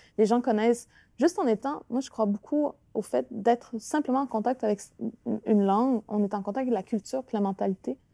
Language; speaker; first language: French; non-native, local second language; Innu-aimun